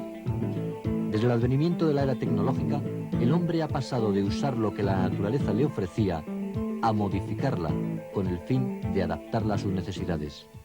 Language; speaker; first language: Spanish; native; Spanish